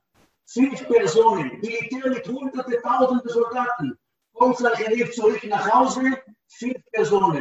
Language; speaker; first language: German; non-native, learner; Hebrew